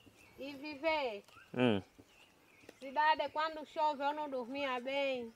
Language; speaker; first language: Portuguese; non-native, local second language; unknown